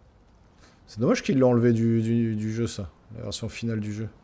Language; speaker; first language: French; native; French